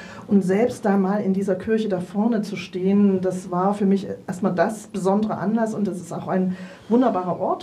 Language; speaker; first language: German; native; German